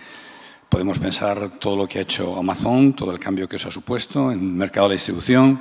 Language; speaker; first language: Spanish; native; Spanish